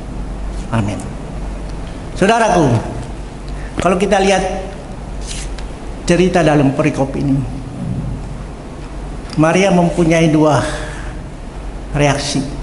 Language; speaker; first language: Indonesian; native; Indonesian